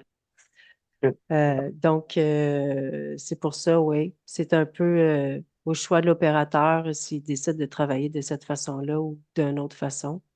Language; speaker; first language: French; native; French